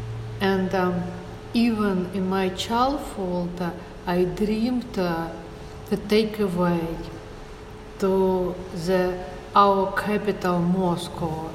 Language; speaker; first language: English; non-native, learner; Russian